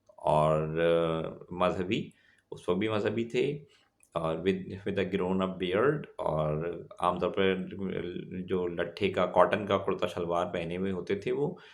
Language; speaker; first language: Urdu; native; Urdu